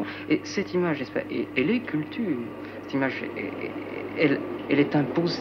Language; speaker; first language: French; native; French